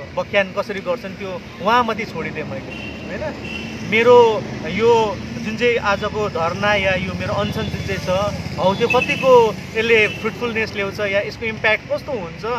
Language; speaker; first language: Nepali; native; Nepali